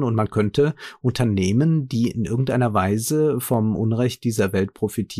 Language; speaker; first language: German; native; German